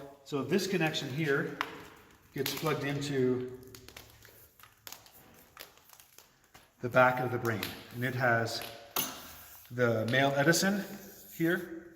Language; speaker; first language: English; native; English